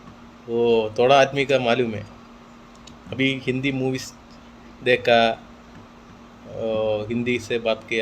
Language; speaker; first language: Hindi; non-native, local second language; Malayalam